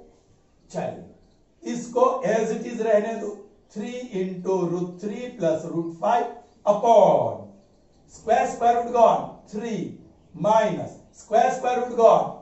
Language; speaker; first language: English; non-native, local second language; Hindi